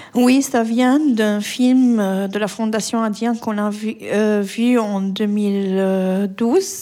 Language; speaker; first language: French; non-native, fluent; Arabic